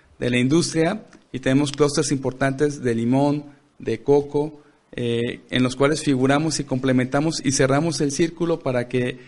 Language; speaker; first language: Spanish; native; Spanish